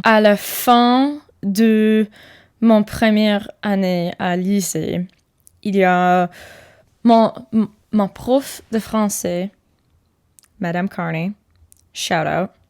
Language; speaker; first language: French; non-native, learner; English